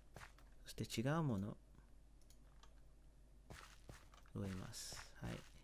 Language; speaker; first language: Japanese; non-native, learner; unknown